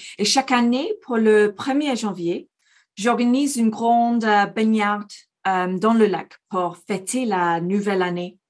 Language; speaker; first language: French; non-native, fluent; English